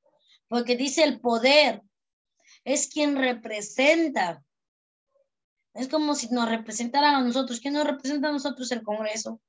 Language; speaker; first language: Spanish; native; Spanish